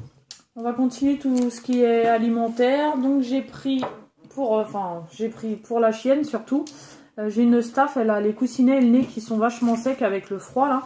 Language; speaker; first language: French; native; French